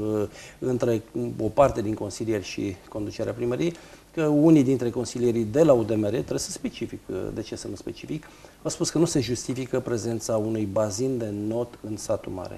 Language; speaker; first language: Romanian; native; Romanian